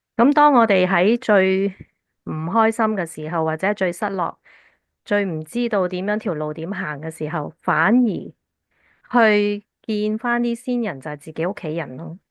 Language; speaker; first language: Cantonese; early bilingual, heritage; Cantonese